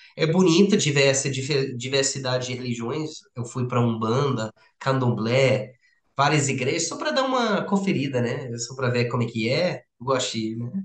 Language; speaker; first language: Portuguese; non-native, fluent; English